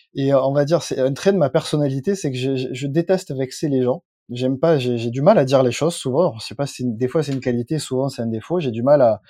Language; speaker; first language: French; native; French